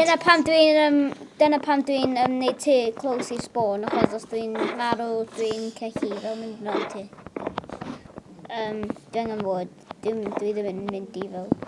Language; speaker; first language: Welsh; non-native, local second language; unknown